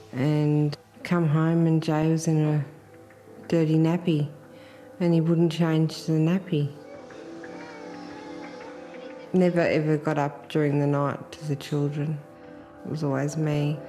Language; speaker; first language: English; native; English